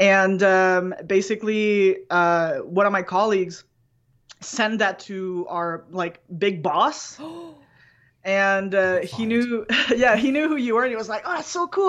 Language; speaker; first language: English; non-native, fluent; French